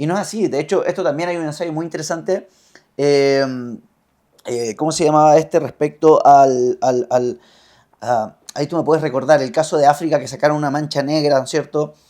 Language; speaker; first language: Spanish; native; Spanish